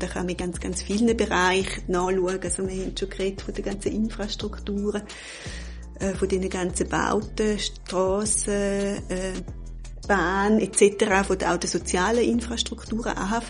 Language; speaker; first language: German; native; German